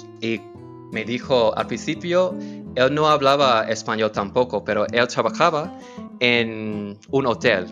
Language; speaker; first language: Spanish; non-native, learner; English